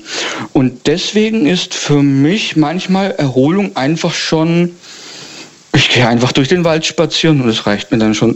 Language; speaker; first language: German; native; German